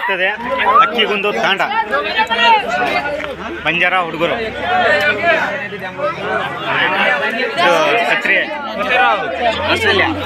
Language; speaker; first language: Kannada; non-native, local second language; Lambadi